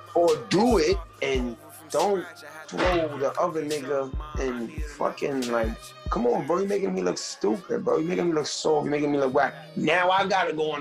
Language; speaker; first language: English; native; English